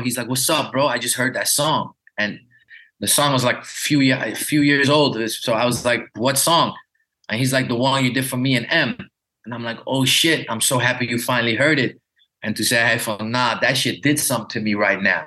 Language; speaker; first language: English; early bilingual, other home language; Dutch